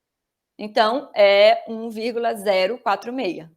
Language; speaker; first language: Portuguese; native; Portuguese